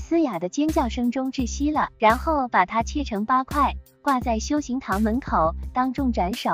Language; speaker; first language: Chinese; native; Chinese